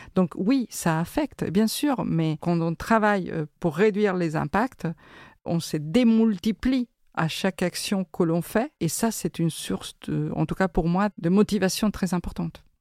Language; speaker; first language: French; non-native, fluent; Spanish